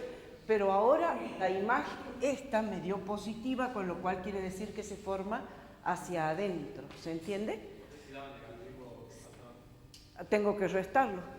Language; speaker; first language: Spanish; native; Spanish